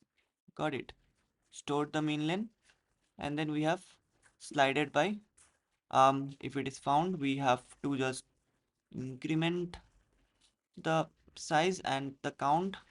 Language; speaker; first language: English; non-native, local second language; Hindi